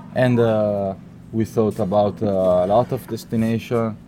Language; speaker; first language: English; non-native, learner; Italian